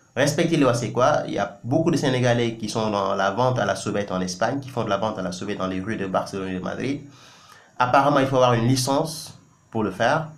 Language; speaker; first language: French; non-native, local second language; Wolof